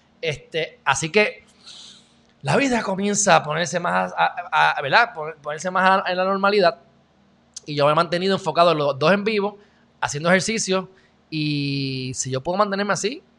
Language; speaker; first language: Spanish; native; Spanish